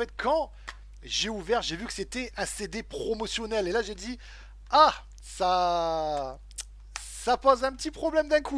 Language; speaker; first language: French; native; French